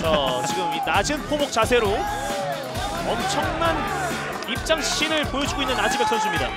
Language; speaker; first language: Korean; native; Korean